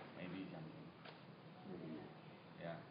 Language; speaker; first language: English; non-native, learner; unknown